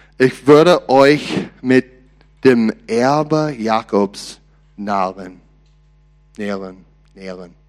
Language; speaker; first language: German; non-native, learner; English